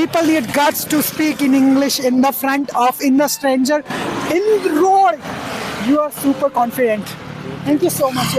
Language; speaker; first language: English; non-native, learner; Hindi